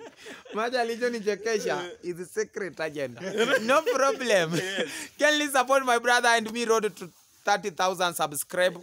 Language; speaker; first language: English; non-native, learner; Swahili